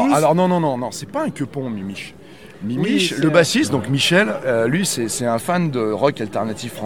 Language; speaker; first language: French; native; French